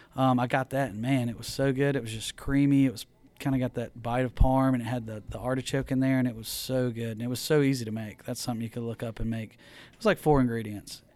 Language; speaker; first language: English; native; English